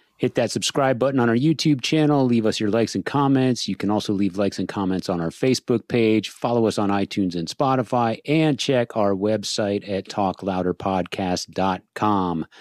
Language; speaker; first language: English; native; English